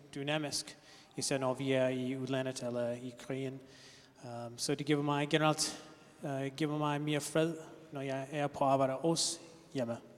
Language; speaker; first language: Danish; non-native, learner; English